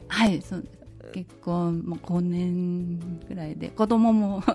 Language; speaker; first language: Japanese; non-native, fluent; Chinese